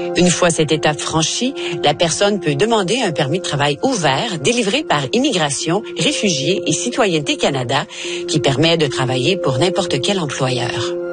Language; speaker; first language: French; native; French